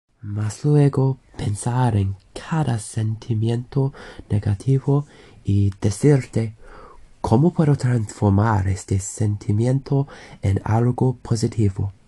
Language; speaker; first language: Spanish; non-native, learner; English